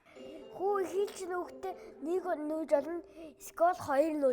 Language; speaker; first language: Mongolian; native; Mongolian